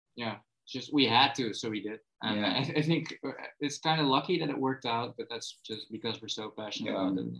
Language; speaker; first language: English; non-native, fluent; Dutch